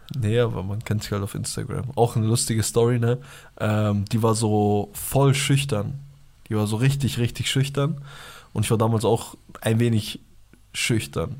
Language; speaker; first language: German; early bilingual, other home language; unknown